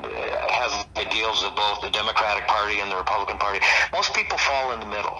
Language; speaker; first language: English; native; English